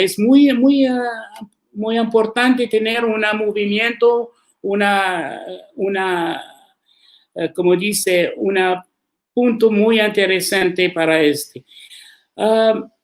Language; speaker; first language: Spanish; non-native, learner; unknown